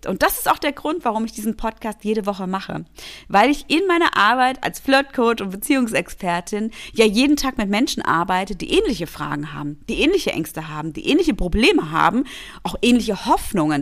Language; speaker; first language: German; native; German